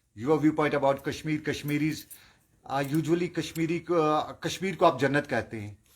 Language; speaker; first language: Urdu; non-native, local second language; Kashmiri